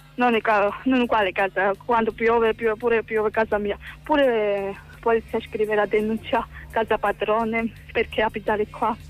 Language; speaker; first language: Italian; non-native, learner; Georgian